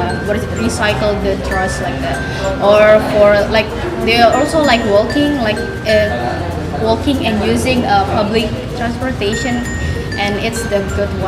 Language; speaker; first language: English; non-native, fluent; Indonesian